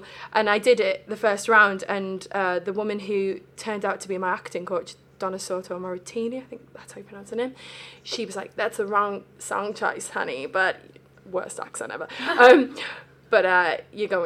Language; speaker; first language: English; native; English